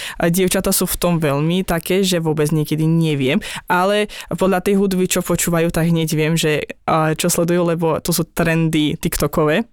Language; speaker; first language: Slovak; non-native, fluent; Azerbaijani